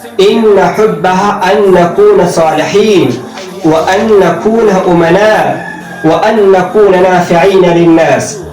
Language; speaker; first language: Arabic; non-native, learner; Urdu